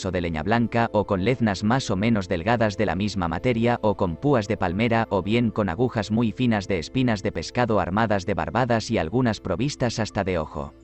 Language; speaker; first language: Spanish; native; Spanish